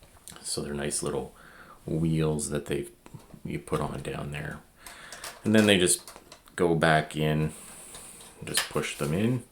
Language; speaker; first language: English; native; English